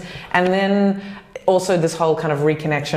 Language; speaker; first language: English; native; English